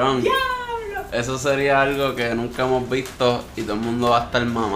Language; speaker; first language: Spanish; native; Spanish